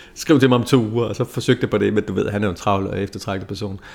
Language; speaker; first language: Danish; native; Danish